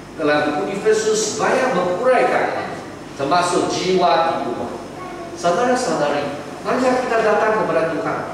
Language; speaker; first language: Malay; non-native, local second language; Chinese